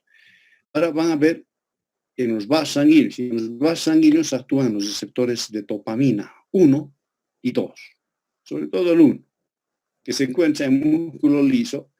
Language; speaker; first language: Spanish; native; Spanish